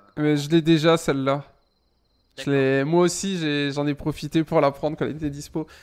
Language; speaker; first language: French; native; French